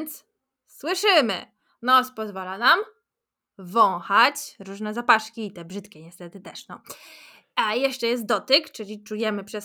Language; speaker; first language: Polish; native; Polish